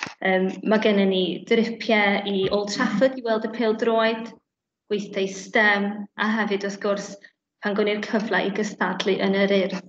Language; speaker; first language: Welsh; native; Welsh